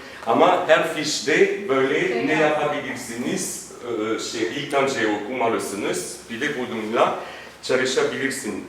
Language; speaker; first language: Turkish; non-native, fluent; French